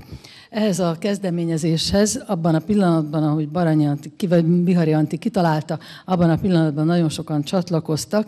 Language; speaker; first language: Hungarian; native; Hungarian